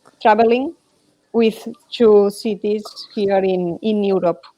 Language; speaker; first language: English; non-native, learner; Spanish